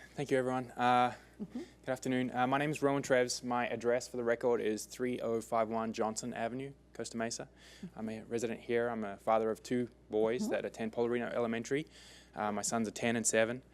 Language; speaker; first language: English; native; English